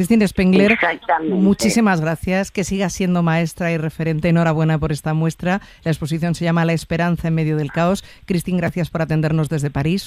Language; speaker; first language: Spanish; native; Spanish